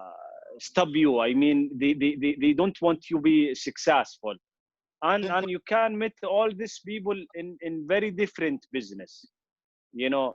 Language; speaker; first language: English; non-native, fluent; Arabic